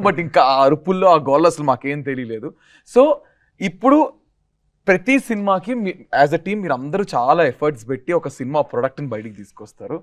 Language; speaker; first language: Telugu; native; Telugu